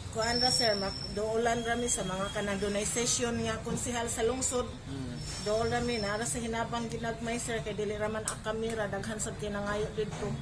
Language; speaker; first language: Cebuano; native; Cebuano